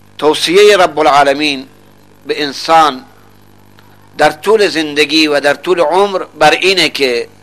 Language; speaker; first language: Persian; non-native, local second language; Baluchi